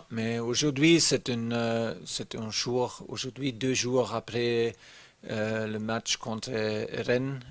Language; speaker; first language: French; non-native, learner; German